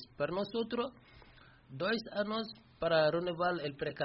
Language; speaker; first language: Spanish; non-native, learner; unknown